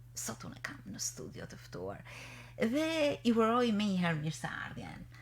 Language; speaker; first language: Albanian; native; Albanian